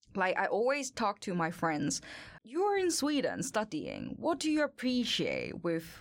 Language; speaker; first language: English; non-native, local second language; Cantonese